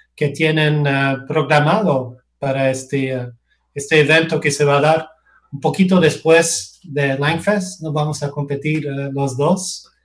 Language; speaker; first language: Spanish; non-native, fluent; English